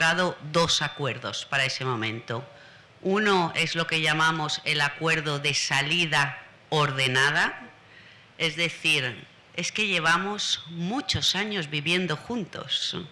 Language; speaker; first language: Spanish; native; Spanish